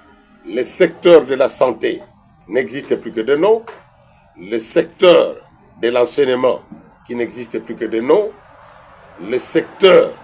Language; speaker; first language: French; non-native, local second language; Kongo